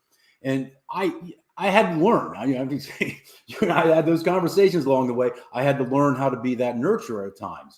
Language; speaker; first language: English; native; English